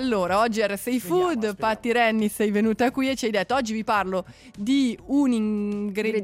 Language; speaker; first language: Italian; native; Italian